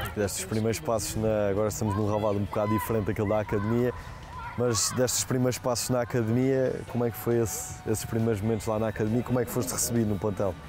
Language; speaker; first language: Portuguese; native; Portuguese